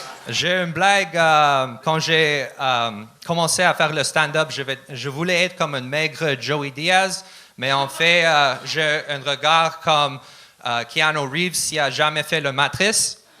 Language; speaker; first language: French; non-native, learner; Russian